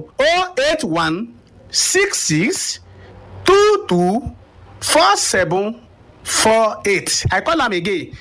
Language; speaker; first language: Nigerian Pidgin; native; Nigerian Pidgin